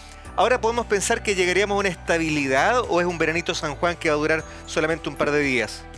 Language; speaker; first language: Spanish; native; Spanish